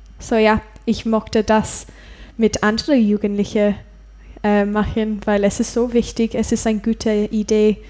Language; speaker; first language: German; non-native, learner; English